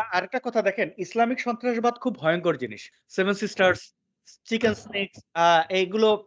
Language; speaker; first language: Bangla; native; Bangla